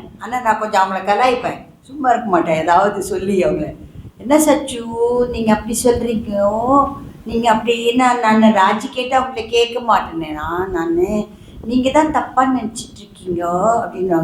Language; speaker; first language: Tamil; native; Tamil